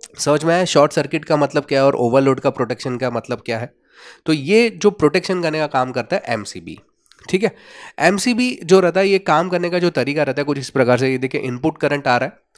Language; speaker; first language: Hindi; non-native, local second language; Gujarati